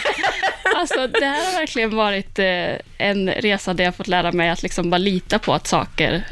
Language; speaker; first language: Swedish; native; Swedish